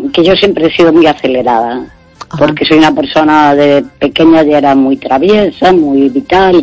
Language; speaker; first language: Spanish; native; Spanish